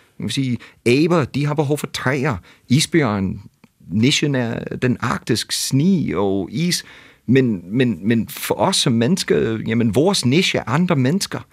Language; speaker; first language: Danish; non-native, fluent; English